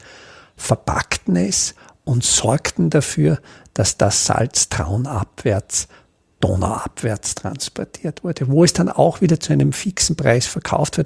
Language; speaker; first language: German; native; German